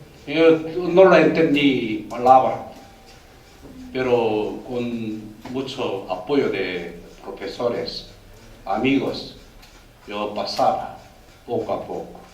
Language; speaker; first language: Spanish; non-native, learner; Korean